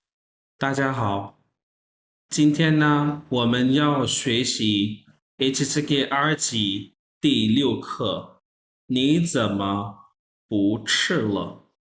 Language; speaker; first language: Chinese; non-native, fluent; Urdu